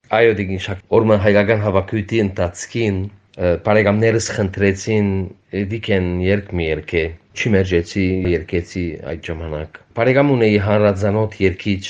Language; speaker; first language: Armenian; early bilingual, heritage; Armenian